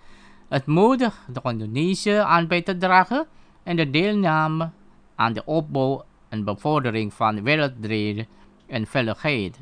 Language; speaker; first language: Dutch; non-native, fluent; Indonesian